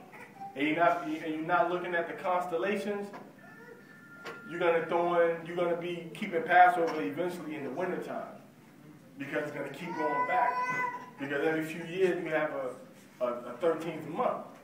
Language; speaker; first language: English; native; English